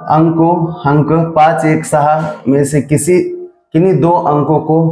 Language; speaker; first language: Hindi; non-native, local second language; Marathi